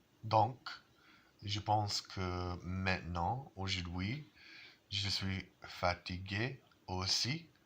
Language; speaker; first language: French; non-native, learner; English